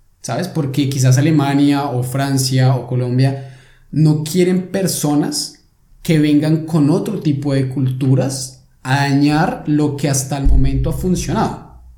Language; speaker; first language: Spanish; native; Spanish